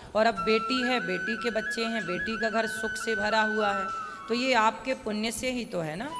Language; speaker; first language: Hindi; native; Hindi